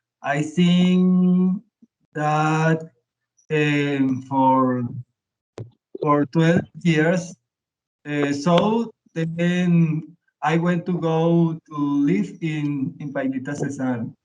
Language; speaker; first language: English; non-native, learner; Spanish